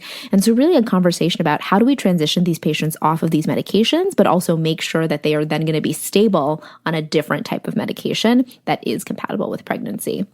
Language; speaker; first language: English; native; English